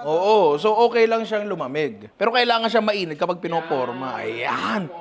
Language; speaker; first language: Filipino; native; Filipino